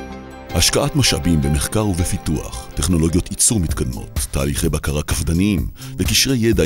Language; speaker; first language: Hebrew; native; Hebrew